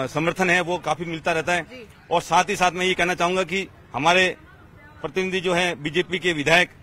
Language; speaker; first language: Hindi; native; Hindi